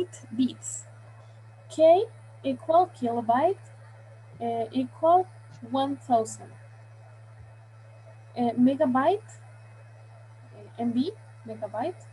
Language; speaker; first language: English; non-native, learner; Spanish